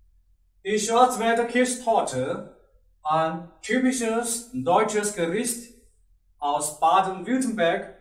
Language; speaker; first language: German; non-native, learner; Chinese